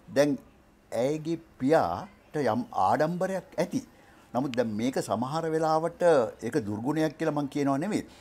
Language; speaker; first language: Sinhala; native; Sinhala